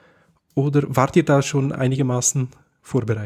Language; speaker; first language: German; native; German